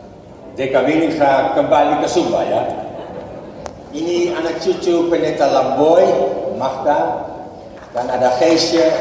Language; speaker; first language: Indonesian; non-native, fluent; Dutch